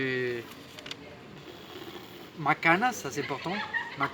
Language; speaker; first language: French; non-native, fluent; Spanish